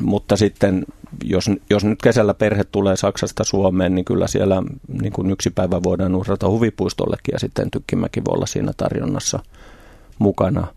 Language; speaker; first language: Finnish; native; Finnish